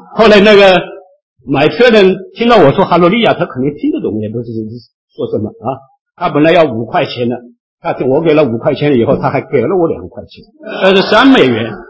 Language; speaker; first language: Chinese; native; Chinese